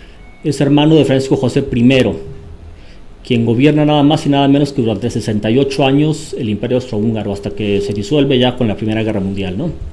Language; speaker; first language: Spanish; native; Spanish